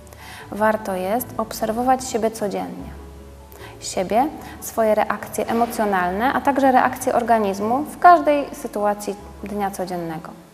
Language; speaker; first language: Polish; native; Polish